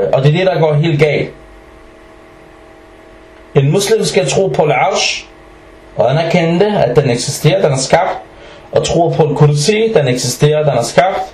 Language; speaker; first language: Danish; early bilingual, other home language; Arabic